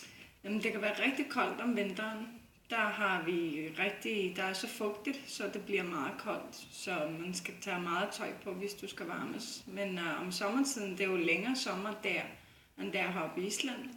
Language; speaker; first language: Danish; non-native, fluent; Icelandic